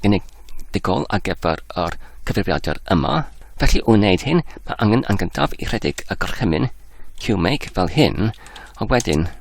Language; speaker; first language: Welsh; non-native, learner; English